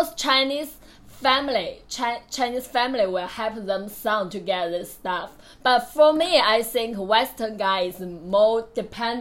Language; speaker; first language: English; non-native, learner; Chinese